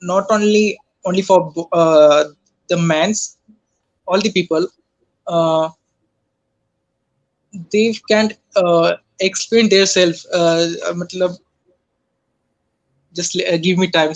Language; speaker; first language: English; non-native, learner; Hindi